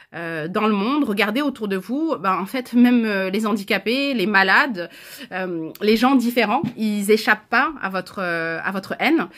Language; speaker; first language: French; native; French